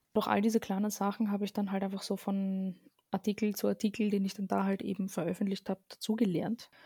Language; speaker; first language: German; early bilingual, other home language; Arabic